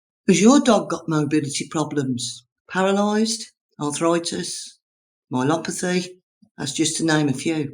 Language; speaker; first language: English; native; English